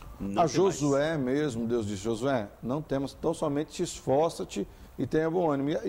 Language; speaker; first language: Portuguese; native; Portuguese